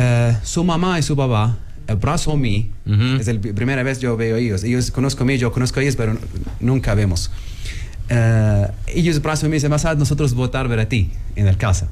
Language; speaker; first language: Spanish; non-native, learner; Arabic